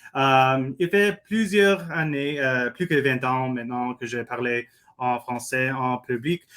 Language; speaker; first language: French; non-native, learner; English